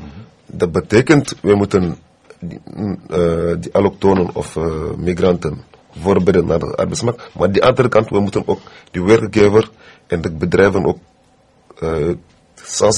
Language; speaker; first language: Dutch; non-native, fluent; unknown